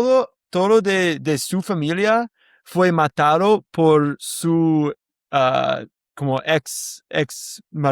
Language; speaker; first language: Spanish; non-native, learner; English